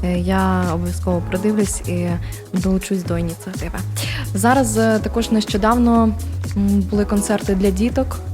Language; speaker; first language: Ukrainian; native; Ukrainian